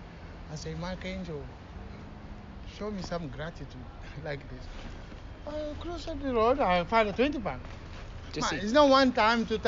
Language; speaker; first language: English; non-native, learner; Kabuverdianu